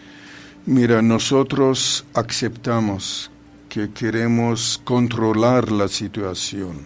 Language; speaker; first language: Spanish; non-native, fluent; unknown